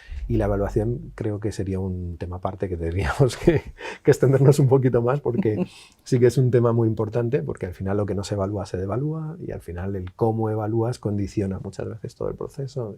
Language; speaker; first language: Spanish; native; Spanish